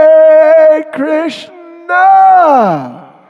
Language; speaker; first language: Russian; non-native, learner; English